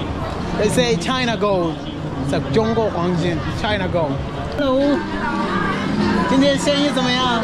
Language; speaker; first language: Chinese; non-native, fluent; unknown